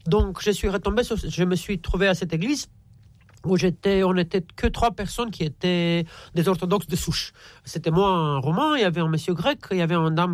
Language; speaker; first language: French; non-native, fluent; Romanian